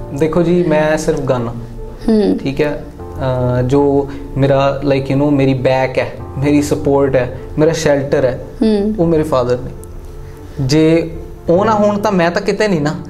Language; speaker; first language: Punjabi; early bilingual, other home language; English